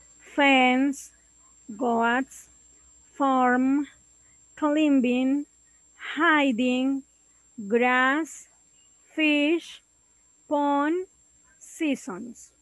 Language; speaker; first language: English; non-native, learner; Spanish